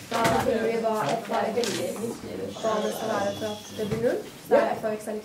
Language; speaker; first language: Norwegian; native; Norwegian